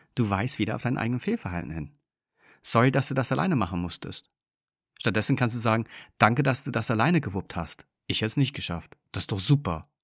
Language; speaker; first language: German; non-native, fluent; English